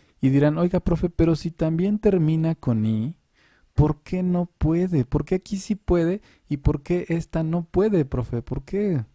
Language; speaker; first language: Spanish; native; Spanish